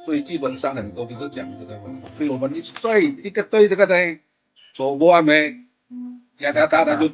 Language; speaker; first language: Chinese; native; Chinese